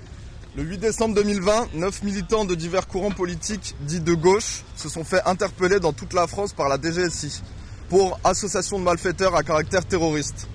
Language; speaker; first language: French; native; French